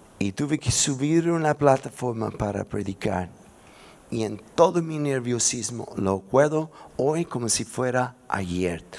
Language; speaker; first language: Spanish; non-native, fluent; English